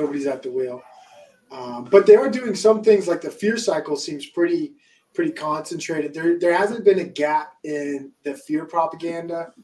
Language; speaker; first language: English; native; English